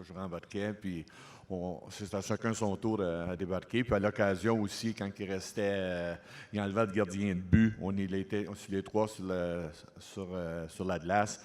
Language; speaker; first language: French; native; French